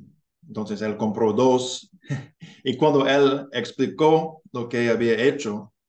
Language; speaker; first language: Spanish; non-native, learner; English